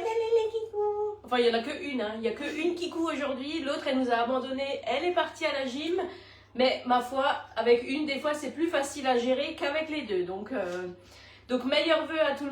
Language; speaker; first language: French; native; French